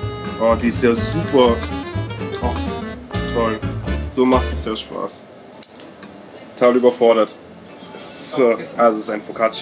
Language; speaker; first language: German; native; German